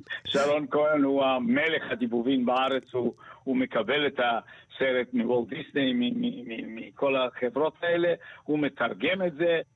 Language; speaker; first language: Hebrew; non-native, fluent; Bulgarian